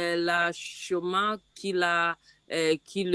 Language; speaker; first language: French; non-native, learner; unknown